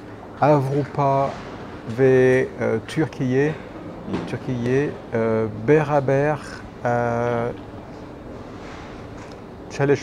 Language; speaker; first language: Turkish; non-native, learner; French